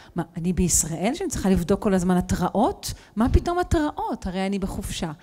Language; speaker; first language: Hebrew; native; Hebrew